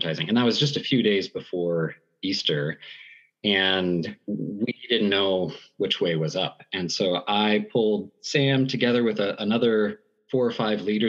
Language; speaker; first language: English; native; English